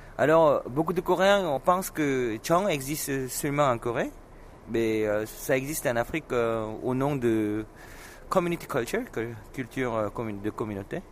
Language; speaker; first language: French; non-native, fluent; Korean